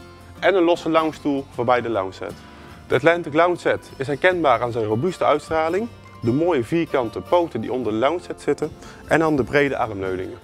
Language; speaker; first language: Dutch; native; Dutch